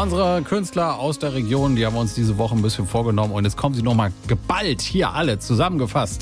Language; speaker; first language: German; native; German